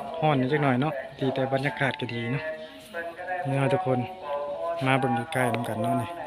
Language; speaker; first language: Thai; non-native, local second language; Lao